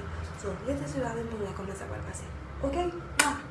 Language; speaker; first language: French; non-native, learner; Haitian Creole